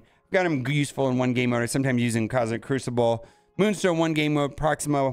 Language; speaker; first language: English; native; English